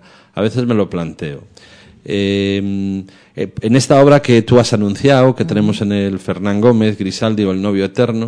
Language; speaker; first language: Spanish; native; Spanish